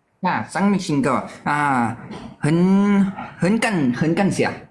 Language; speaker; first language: Chinese; non-native, learner; Thai